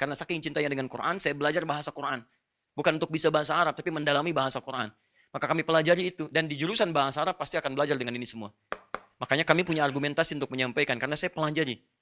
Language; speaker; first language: Indonesian; non-native, fluent; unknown